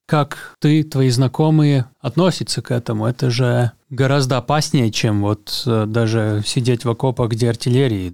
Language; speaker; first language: Russian; non-native, local second language; Latvian